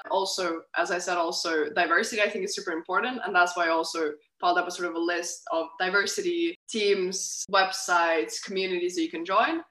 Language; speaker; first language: English; non-native, fluent; Lithuanian